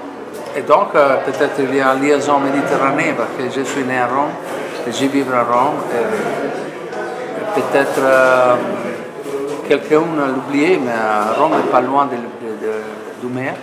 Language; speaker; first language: French; non-native, fluent; Italian